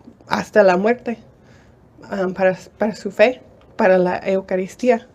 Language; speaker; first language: Spanish; non-native, fluent; English